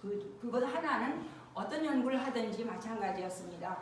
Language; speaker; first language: Korean; native; Korean